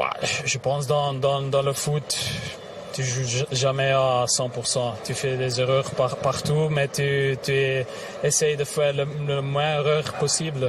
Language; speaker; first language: French; non-native, local second language; Dutch